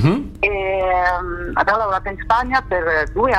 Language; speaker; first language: Italian; non-native, fluent; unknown